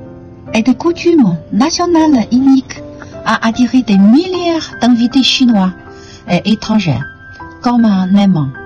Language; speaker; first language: French; non-native, fluent; Chinese